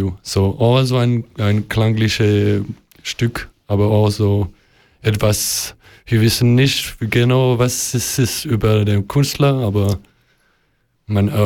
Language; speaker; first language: German; non-native, learner; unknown